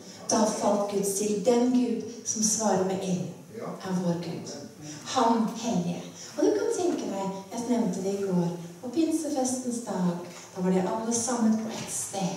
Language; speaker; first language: Norwegian; native; Norwegian